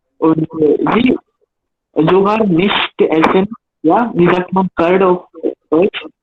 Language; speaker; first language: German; non-native, learner; Hindi